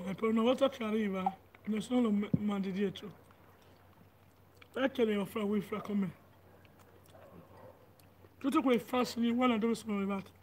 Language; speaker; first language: Italian; non-native, learner; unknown